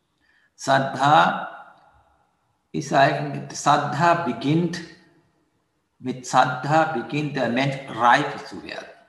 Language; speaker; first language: German; non-native, fluent; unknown